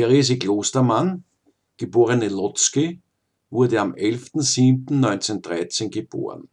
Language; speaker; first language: German; native; German